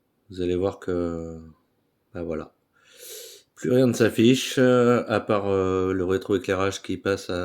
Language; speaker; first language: French; native; French